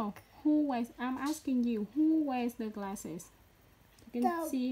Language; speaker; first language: English; non-native, learner; Vietnamese